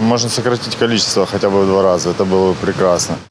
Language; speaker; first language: Russian; native; Russian